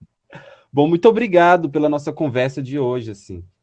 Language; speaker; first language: Portuguese; native; Portuguese